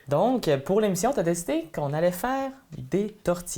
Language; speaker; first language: French; native; French